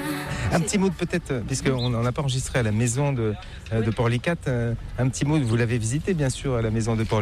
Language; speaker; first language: French; native; French